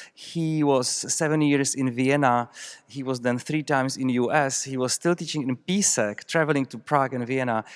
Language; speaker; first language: English; non-native, fluent; Czech